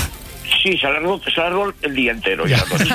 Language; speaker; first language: Spanish; native; Spanish